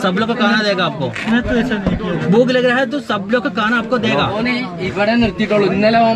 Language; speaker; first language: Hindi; non-native, local second language; Malayalam